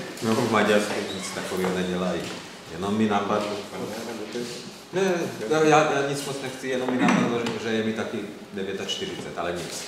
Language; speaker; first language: Czech; non-native, fluent; Hungarian